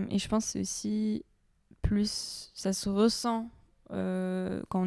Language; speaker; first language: French; native; French